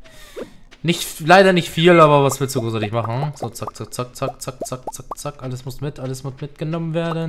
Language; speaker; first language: German; native; German